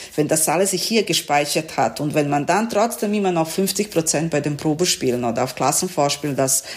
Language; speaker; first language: German; non-native, learner; Serbian